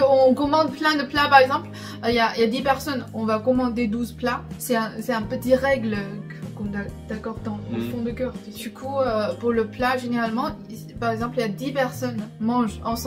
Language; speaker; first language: French; non-native, fluent; Chinese